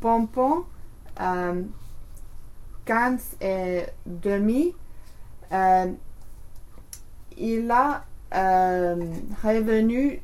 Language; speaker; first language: French; non-native, learner; English